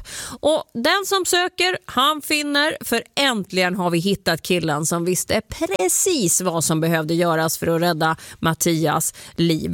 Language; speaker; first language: Swedish; native; Swedish